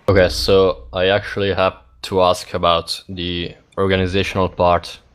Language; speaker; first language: English; non-native, fluent; Italian